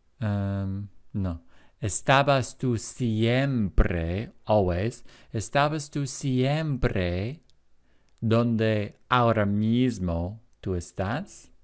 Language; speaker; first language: Spanish; non-native, fluent; English